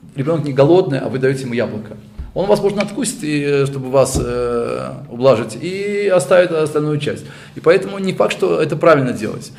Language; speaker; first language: Russian; early bilingual, heritage; Russian